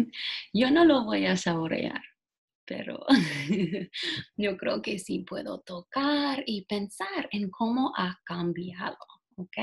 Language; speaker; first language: Spanish; non-native, fluent; English